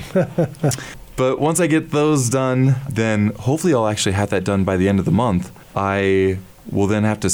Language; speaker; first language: English; native; English